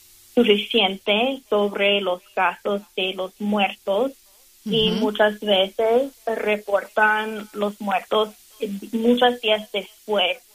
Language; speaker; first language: Spanish; non-native, fluent; English